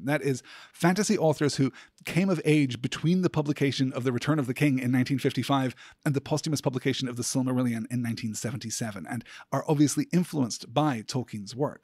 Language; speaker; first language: English; native; English